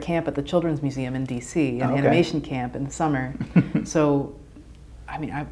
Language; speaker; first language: English; native; English